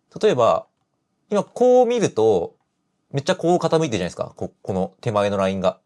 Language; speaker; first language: Japanese; native; Japanese